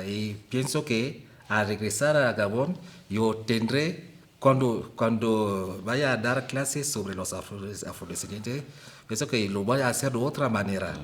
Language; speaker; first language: Spanish; non-native, fluent; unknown